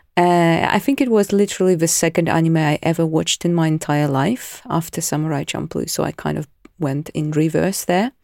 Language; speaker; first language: English; non-native, fluent; Russian